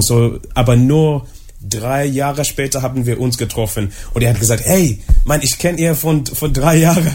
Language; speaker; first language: German; non-native, learner; English